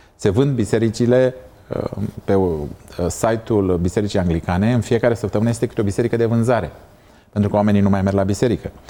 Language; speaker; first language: Romanian; native; Romanian